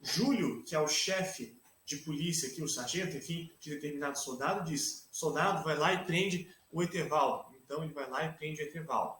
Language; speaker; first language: Portuguese; native; Portuguese